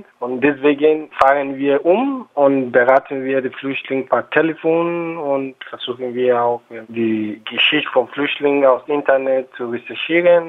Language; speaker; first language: German; non-native, fluent; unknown